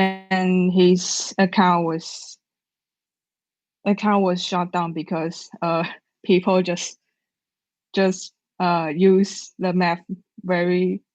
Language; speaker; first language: English; non-native, learner; Chinese